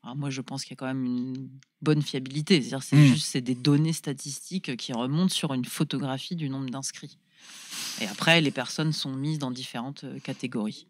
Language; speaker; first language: French; native; French